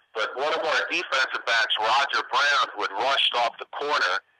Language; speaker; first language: English; native; English